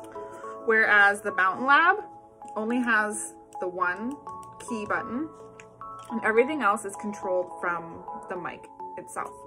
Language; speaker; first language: English; native; English